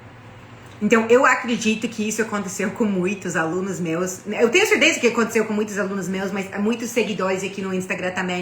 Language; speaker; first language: Portuguese; non-native, fluent; English